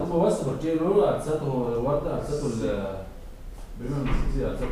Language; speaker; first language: Italian; non-native, learner; Arabic